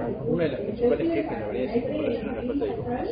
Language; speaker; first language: Spanish; native; Spanish